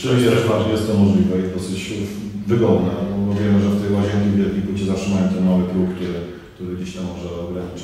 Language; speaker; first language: Polish; native; Polish